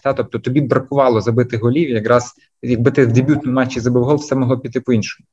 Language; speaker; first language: Ukrainian; native; Ukrainian